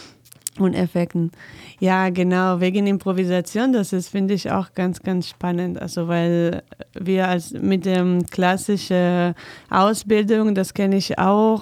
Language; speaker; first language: German; non-native, fluent; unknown